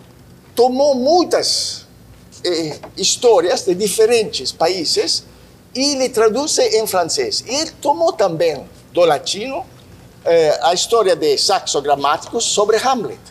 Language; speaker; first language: Portuguese; non-native, learner; Italian